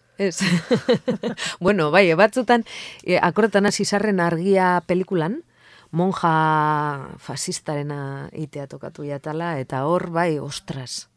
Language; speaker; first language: Basque; non-native, local second language; Spanish